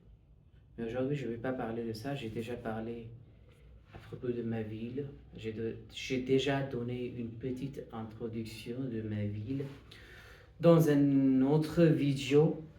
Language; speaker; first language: French; non-native, fluent; Hindi